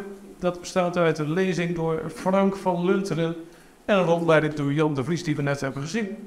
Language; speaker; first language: Dutch; native; Dutch